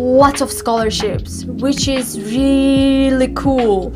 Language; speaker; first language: English; non-native, fluent; Tajik